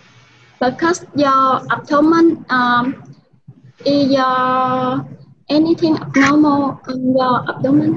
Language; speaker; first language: English; non-native, learner; Vietnamese